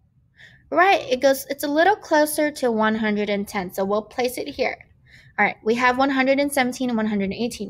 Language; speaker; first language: English; native; English